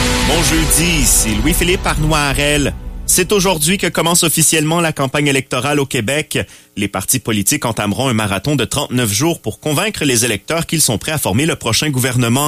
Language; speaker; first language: French; native; French